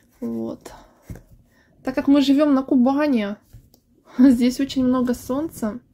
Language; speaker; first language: Russian; native; Russian